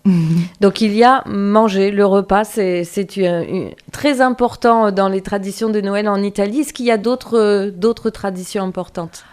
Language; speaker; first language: French; native; French